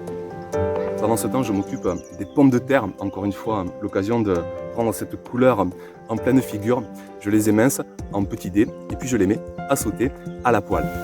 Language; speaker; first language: French; native; French